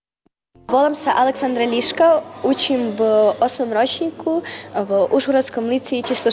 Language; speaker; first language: Slovak; non-native, fluent; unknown